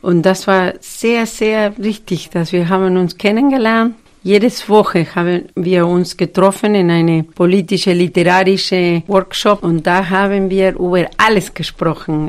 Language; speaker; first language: German; non-native, fluent; Spanish